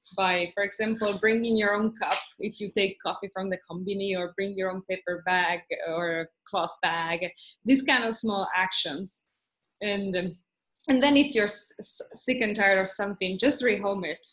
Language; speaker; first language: English; non-native, fluent; Italian